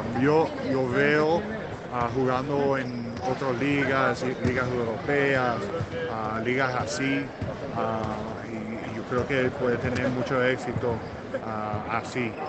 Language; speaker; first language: Spanish; early bilingual, heritage; English